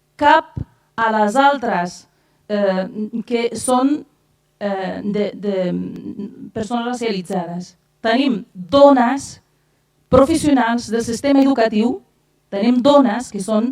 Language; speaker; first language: Catalan; non-native, fluent; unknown